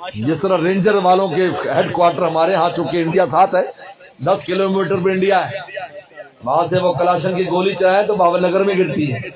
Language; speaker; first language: Urdu; non-native, local second language; Pashto